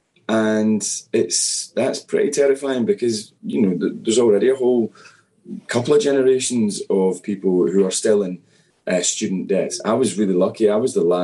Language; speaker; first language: English; native; English